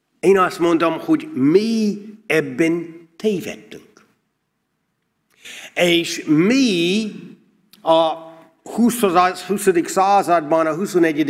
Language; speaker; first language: Hungarian; non-native, learner; English